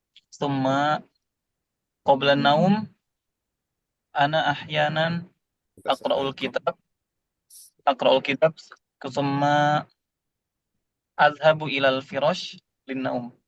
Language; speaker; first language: Arabic; non-native, learner; Indonesian